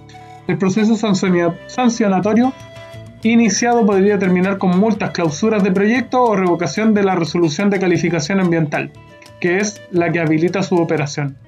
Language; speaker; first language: Spanish; native; Spanish